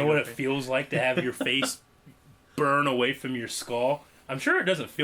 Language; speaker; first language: English; native; English